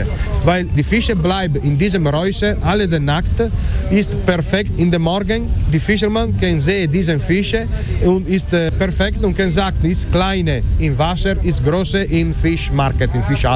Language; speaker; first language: German; non-native, learner; Italian